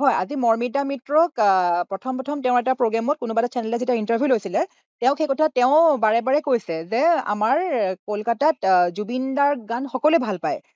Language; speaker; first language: Assamese; native; Assamese